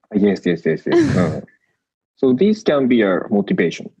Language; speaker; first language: English; non-native, learner; Japanese